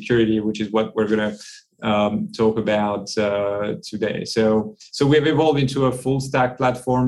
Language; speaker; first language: English; non-native, fluent; French